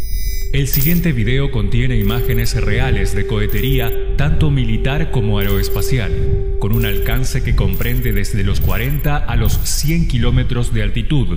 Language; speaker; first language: Spanish; native; Spanish